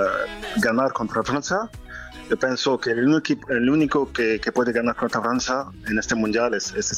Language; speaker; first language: Spanish; non-native, fluent; French